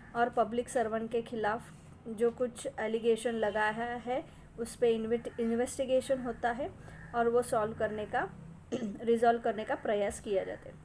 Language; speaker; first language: Hindi; non-native, local second language; Marathi